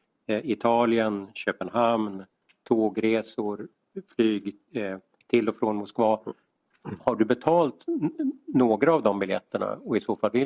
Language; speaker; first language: Swedish; native; Swedish